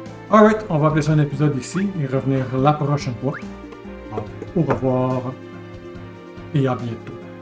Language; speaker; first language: French; native; French